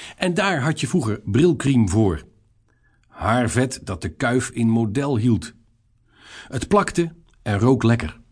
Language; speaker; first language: Dutch; native; Dutch